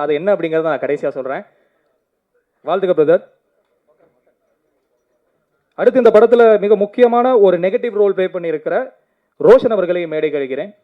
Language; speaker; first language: Tamil; native; Tamil